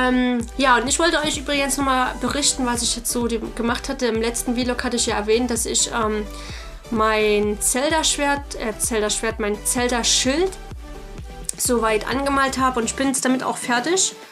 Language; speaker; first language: German; native; German